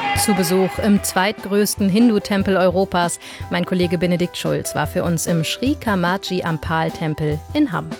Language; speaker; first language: German; native; German